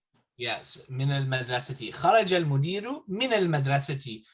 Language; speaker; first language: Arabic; non-native, fluent; English